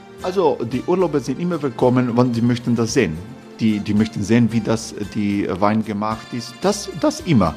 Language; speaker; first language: German; non-native, fluent; Croatian